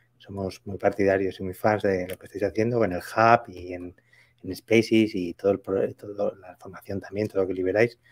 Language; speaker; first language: Spanish; native; Spanish